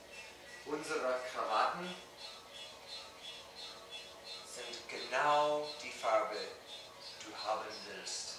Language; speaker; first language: German; non-native, learner; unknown